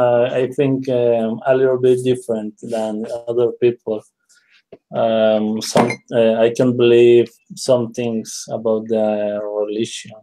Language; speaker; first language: English; non-native, learner; Spanish